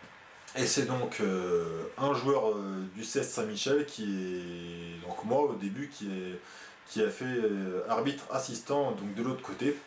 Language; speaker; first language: French; native; French